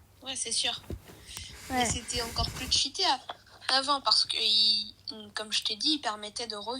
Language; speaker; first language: French; native; French